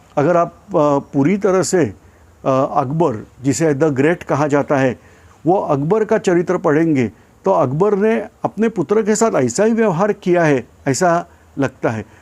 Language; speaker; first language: Hindi; non-native, local second language; Marathi